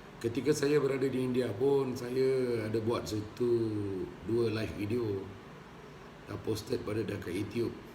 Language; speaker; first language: Malay; non-native, local second language; Tamil